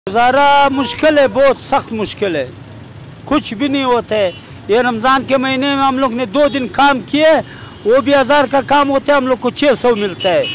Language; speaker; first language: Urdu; non-native, local second language; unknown